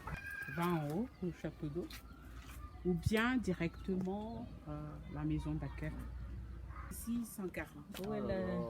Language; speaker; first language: French; non-native, local second language; Malagasy